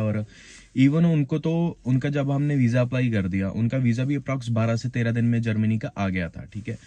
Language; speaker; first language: Hindi; native; Hindi